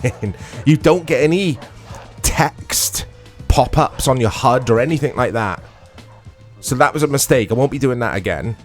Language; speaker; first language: English; native; English